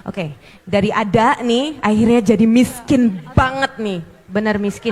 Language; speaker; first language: Indonesian; native; Indonesian